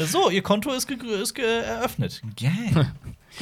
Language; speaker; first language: German; native; German